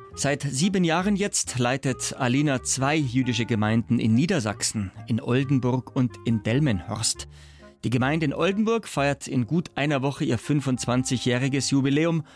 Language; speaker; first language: German; native; German